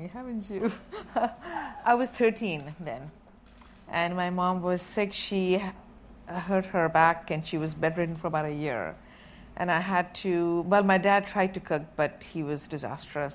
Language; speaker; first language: English; non-native, local second language; Sindhi